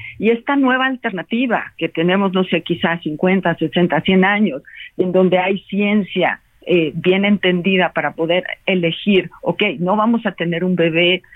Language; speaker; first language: Spanish; native; Spanish